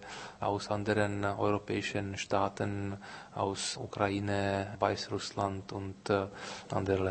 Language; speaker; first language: German; non-native, fluent; Czech